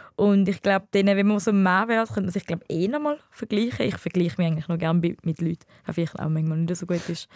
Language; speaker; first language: German; early bilingual, other home language; Tamil